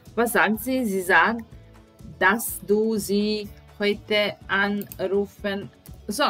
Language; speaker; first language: German; non-native, fluent; Serbian